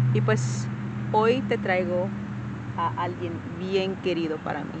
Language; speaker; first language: Spanish; early bilingual, other home language; English